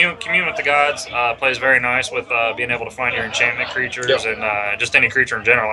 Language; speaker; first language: English; native; English